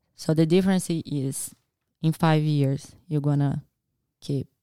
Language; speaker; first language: English; non-native, learner; Portuguese